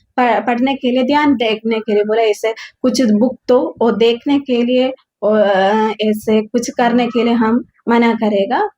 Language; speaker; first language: Hindi; non-native, local second language; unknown